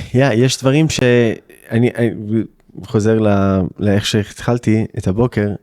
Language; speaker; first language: Hebrew; early bilingual, heritage; English